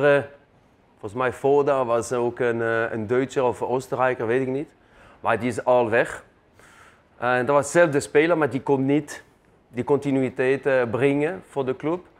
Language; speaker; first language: Dutch; non-native, fluent; German